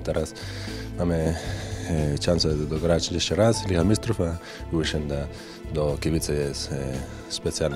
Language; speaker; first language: Polish; non-native, learner; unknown